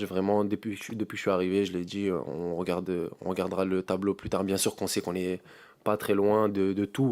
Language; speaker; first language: French; native; French